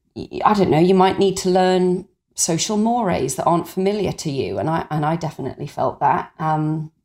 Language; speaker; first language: English; native; English